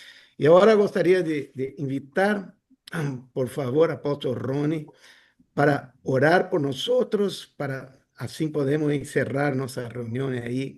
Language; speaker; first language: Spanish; non-native, fluent; Portuguese